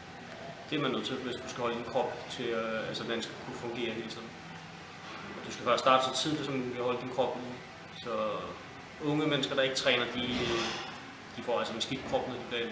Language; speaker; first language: Danish; native; Danish